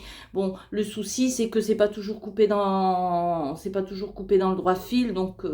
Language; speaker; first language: French; native; French